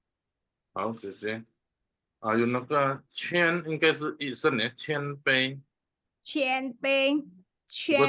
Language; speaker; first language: Chinese; non-native, fluent; Indonesian